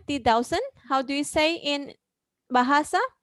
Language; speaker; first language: English; non-native, fluent; Indonesian